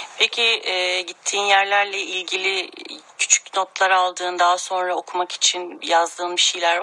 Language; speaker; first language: Turkish; native; Turkish